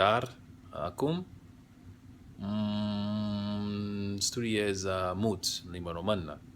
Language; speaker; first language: Romanian; non-native, learner; English